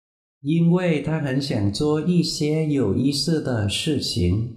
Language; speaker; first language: Chinese; non-native, fluent; Vietnamese